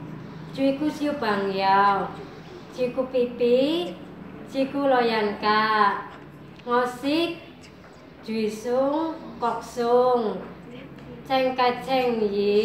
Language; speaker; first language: Cantonese; non-native, learner; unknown